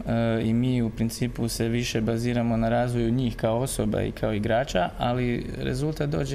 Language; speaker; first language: Croatian; native; Croatian